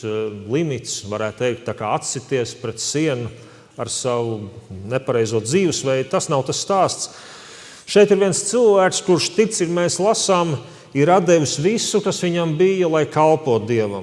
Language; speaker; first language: Latvian; native; Latvian